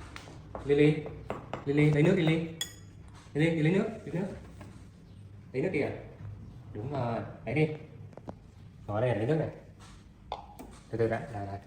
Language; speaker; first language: Vietnamese; native; Vietnamese